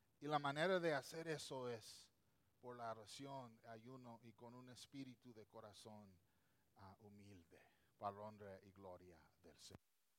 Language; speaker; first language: Spanish; non-native, local second language; English